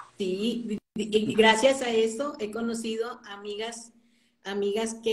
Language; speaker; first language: Spanish; native; Spanish